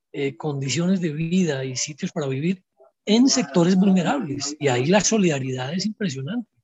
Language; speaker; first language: Spanish; native; Spanish